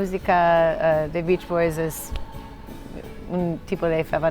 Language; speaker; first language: Spanish; non-native, learner; English